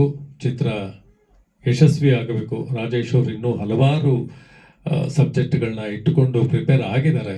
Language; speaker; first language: Kannada; native; Kannada